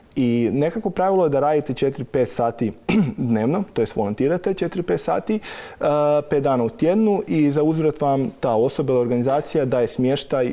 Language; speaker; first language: Croatian; native; Croatian